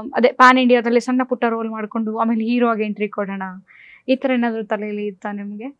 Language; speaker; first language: Kannada; non-native, local second language; Tulu